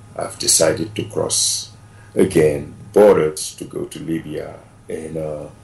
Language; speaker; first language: English; non-native, fluent; Wolof